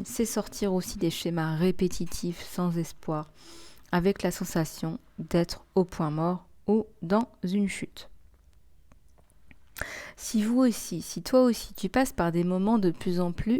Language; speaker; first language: French; native; French